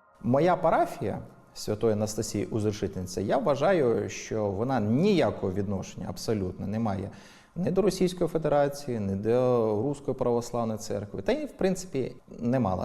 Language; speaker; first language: Ukrainian; native; Ukrainian